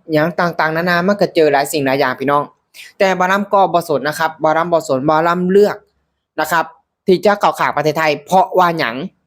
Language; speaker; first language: Thai; native; Thai